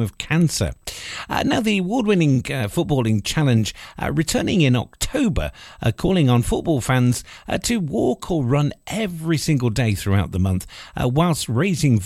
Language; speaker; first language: English; native; English